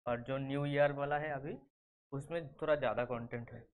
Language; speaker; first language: Hindi; non-native, local second language; Bangla